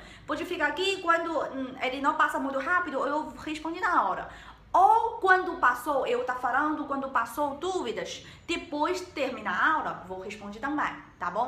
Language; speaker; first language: Portuguese; non-native, learner; Chinese